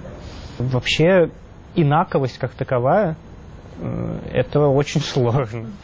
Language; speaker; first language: Russian; native; Russian